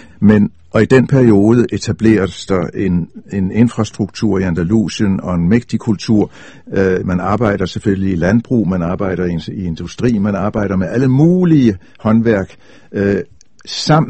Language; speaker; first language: Danish; native; Danish